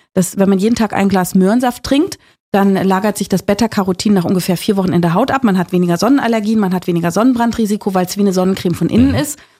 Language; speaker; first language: German; native; German